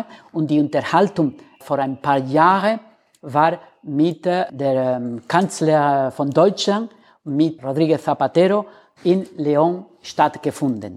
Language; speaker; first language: German; non-native, learner; Spanish